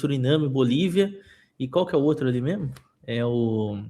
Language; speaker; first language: Portuguese; native; Portuguese